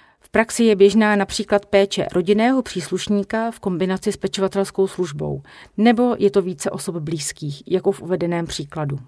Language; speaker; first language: Czech; native; Czech